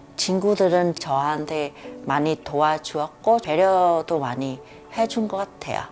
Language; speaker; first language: Korean; non-native, learner; Vietnamese